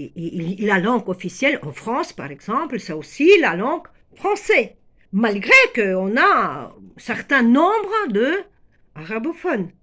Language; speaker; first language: French; non-native, fluent; Ukrainian